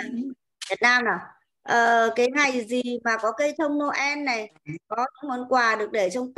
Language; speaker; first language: Vietnamese; native; Vietnamese